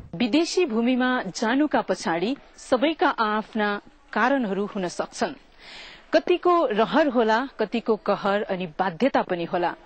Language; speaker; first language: Nepali; native; Nepali